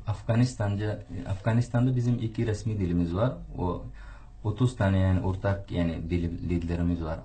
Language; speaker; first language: Turkish; non-native, fluent; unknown